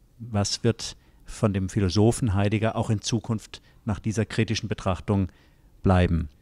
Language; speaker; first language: German; native; German